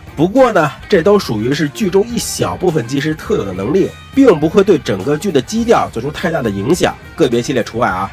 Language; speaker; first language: Chinese; native; Chinese